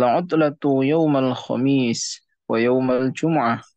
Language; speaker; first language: Arabic; non-native, learner; Indonesian